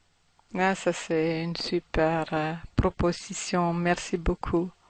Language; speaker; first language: French; non-native, fluent; German